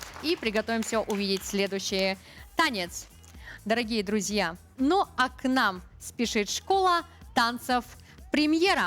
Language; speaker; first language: Russian; native; Russian